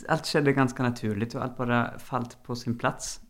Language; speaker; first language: Norwegian; non-native, fluent; German